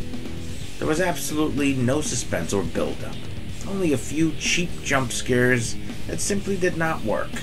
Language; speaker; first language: English; native; English